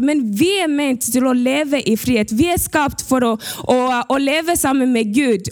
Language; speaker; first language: Norwegian; early bilingual, other home language; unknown